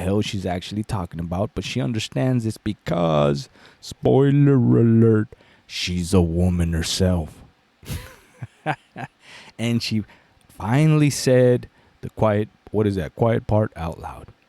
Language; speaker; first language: English; native; English